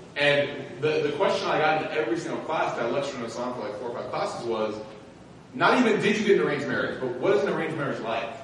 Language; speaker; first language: English; native; English